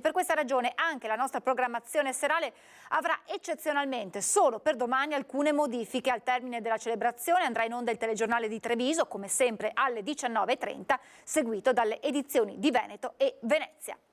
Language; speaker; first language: Italian; native; Italian